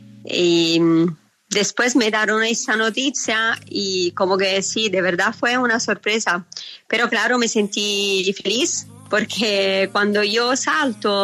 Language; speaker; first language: Spanish; non-native, fluent; Italian